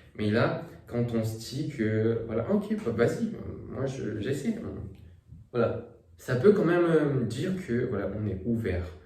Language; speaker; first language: French; non-native, fluent; Chinese